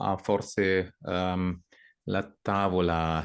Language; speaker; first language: Italian; non-native, learner; German